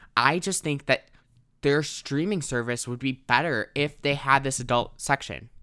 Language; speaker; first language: English; native; English